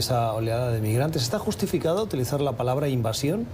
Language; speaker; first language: Spanish; native; Spanish